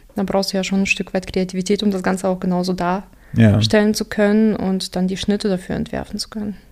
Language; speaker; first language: German; non-native, local second language; Russian